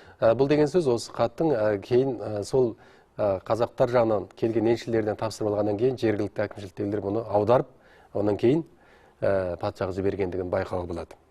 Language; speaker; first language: Kazakh; native; Kazakh